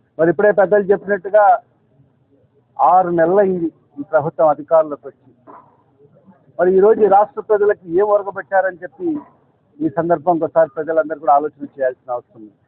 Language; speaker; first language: Telugu; native; Telugu